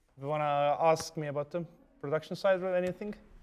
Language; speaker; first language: English; non-native, fluent; Estonian